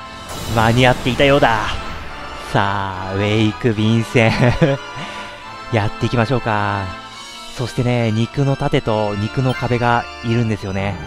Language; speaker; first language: Japanese; native; Japanese